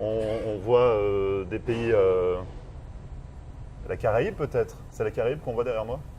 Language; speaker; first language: French; native; French